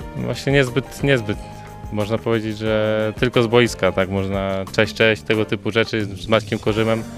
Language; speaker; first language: Polish; native; Polish